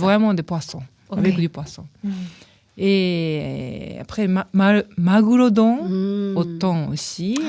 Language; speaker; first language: French; non-native, fluent; Japanese